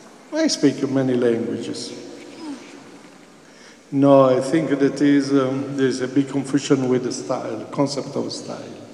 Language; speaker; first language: English; non-native, fluent; Italian